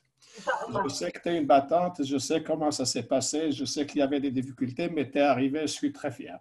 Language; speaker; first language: French; non-native, local second language; Arabic